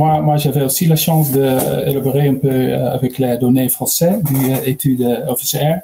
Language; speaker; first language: French; non-native, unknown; Dutch